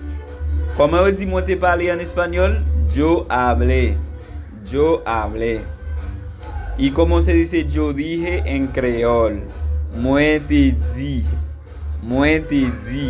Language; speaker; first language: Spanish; non-native, fluent; Haitian Creole